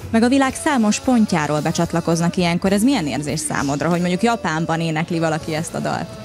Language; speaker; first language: Hungarian; native; Hungarian